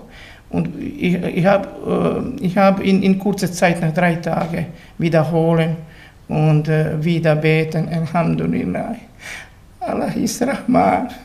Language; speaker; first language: German; non-native, learner; Bosnian